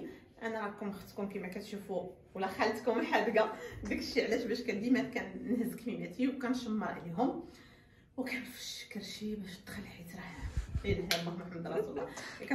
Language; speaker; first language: Arabic; native; Arabic